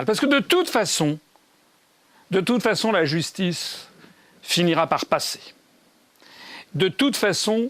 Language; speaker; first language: French; native; French